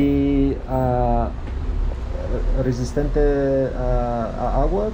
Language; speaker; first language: Spanish; non-native, learner; English